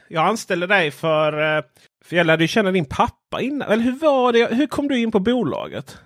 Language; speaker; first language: Swedish; native; Swedish